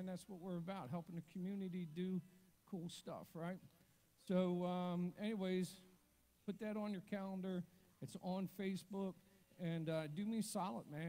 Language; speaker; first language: English; native; English